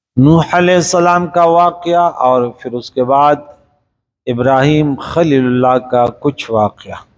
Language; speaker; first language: Urdu; non-native, local second language; Pashto